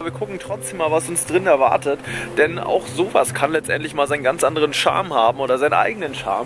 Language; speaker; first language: German; native; German